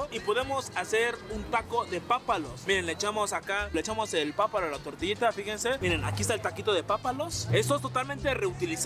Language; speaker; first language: Spanish; native; Spanish